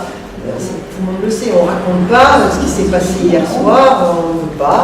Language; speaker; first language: French; native; French